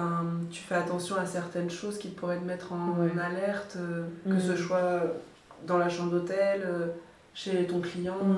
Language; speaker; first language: French; native; French